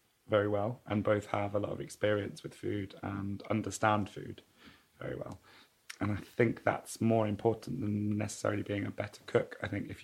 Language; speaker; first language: English; native; English